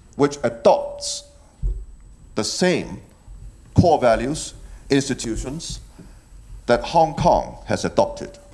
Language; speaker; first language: English; non-native, local second language; Cantonese